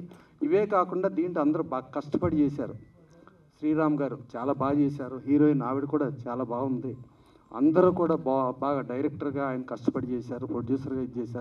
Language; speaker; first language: Telugu; native; Telugu